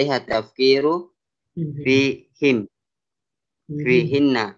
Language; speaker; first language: Arabic; non-native, learner; Indonesian